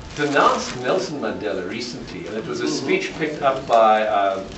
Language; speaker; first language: English; native; English